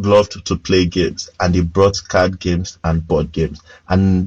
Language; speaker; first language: English; non-native, local second language; Igbo